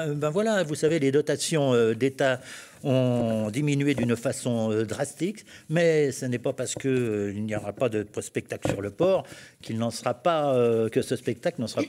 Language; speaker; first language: French; native; French